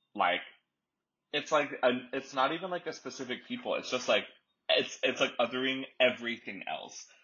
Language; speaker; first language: English; native; English